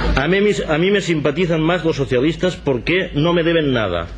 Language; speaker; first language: Spanish; non-native, local second language; Catalan